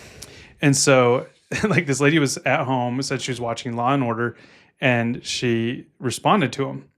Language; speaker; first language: English; native; English